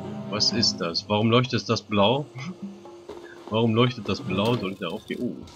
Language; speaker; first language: German; native; German